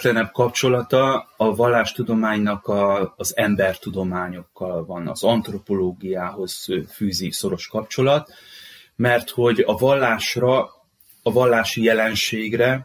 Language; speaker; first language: Hungarian; native; Hungarian